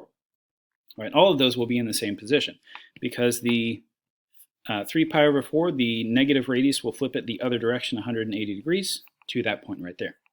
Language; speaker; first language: English; native; English